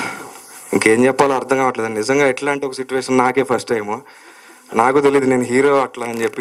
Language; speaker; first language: Telugu; native; Telugu